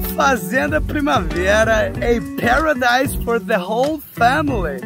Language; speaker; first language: English; non-native, fluent; Portuguese